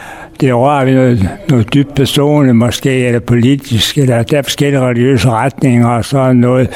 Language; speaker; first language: Danish; native; Danish